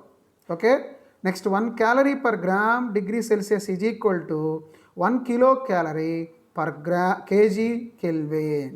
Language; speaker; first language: English; non-native, local second language; Telugu